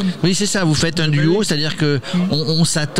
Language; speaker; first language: French; native; French